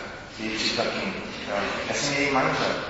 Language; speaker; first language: Czech; non-native, fluent; English